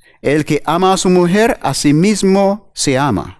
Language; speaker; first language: Spanish; non-native, fluent; English